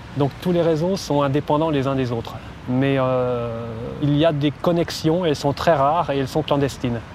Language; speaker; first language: French; native; French